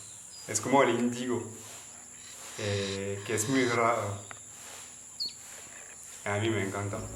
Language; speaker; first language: Spanish; non-native, learner; French